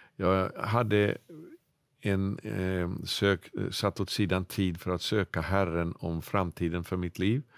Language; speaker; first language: Swedish; native; Swedish